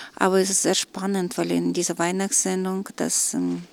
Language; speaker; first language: German; non-native, fluent; Russian